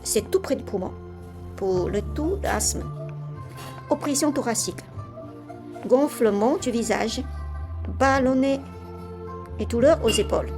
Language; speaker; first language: French; non-native, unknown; Chinese